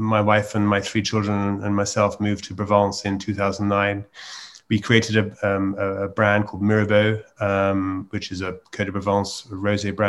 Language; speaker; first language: English; native; English